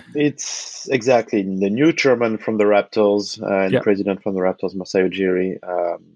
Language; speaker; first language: English; non-native, fluent; French